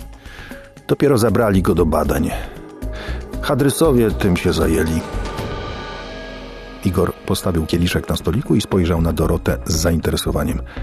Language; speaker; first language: Polish; native; Polish